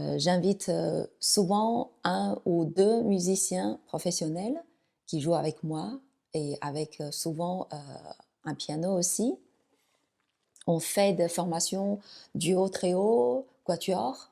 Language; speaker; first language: French; non-native, fluent; Chinese